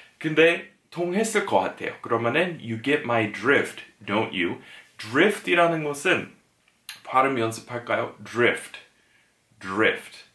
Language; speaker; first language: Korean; non-native, fluent; English